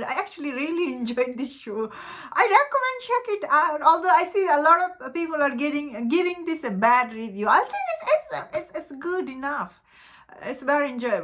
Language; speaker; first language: English; non-native, fluent; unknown